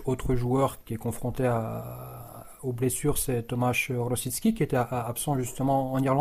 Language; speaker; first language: French; native; French